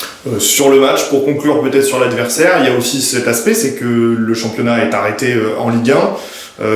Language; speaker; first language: French; native; French